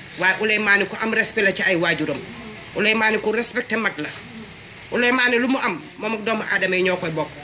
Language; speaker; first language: Wolof; non-native, local second language; Jola-Fonyi